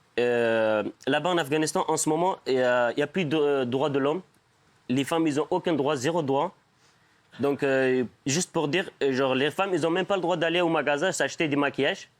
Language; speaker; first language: French; non-native, fluent; Persian